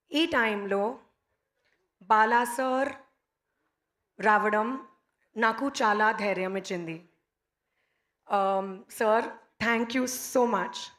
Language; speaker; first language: Telugu; non-native, local second language; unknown